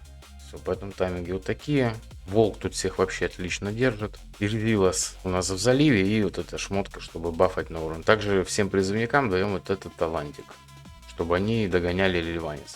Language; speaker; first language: Russian; native; Russian